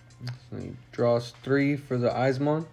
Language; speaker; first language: English; native; English